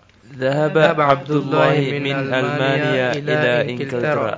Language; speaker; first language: Arabic; non-native, learner; Divehi